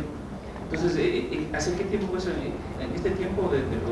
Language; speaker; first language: Spanish; native; Spanish